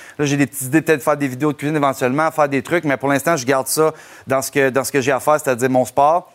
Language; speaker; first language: French; native; French